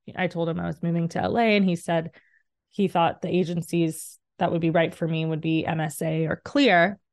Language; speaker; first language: English; native; English